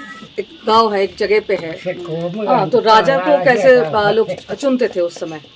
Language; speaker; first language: Hindi; native; Hindi